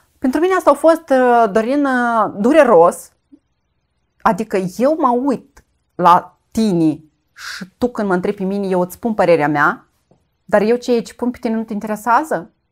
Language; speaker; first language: Romanian; native; Romanian